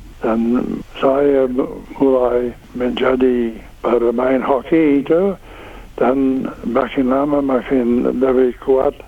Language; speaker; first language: Indonesian; non-native, learner; English